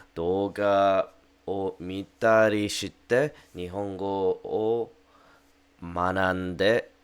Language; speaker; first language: Japanese; non-native, learner; English